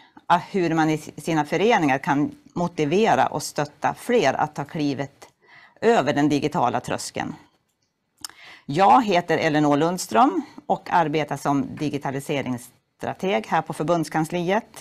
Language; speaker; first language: Swedish; native; Swedish